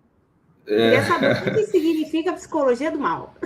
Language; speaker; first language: Portuguese; native; Portuguese